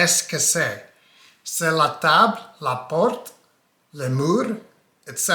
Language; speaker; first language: French; non-native, learner; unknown